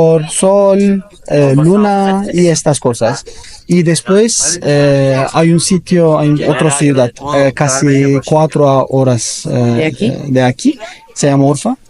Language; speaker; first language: Spanish; non-native, learner; Turkish